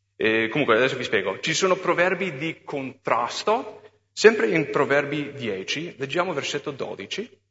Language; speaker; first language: Italian; non-native, fluent; English